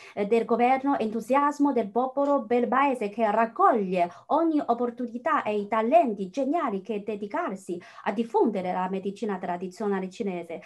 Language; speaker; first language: Italian; non-native, fluent; Chinese